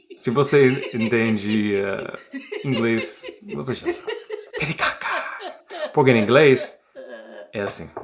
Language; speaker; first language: Portuguese; non-native, learner; English